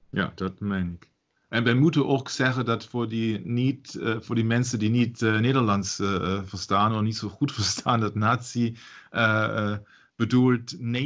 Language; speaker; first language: Dutch; non-native, learner; German